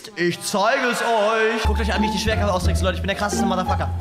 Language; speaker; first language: German; native; German